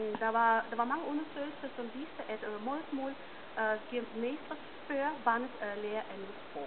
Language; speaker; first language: Danish; non-native, fluent; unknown